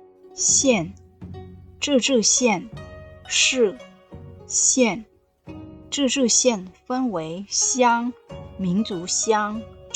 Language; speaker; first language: Chinese; non-native, fluent; Indonesian